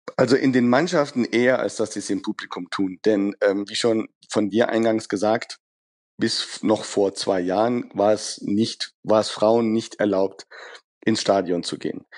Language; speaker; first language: German; early bilingual, other home language; Persian